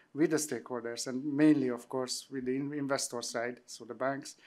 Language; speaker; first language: English; non-native, fluent; Hungarian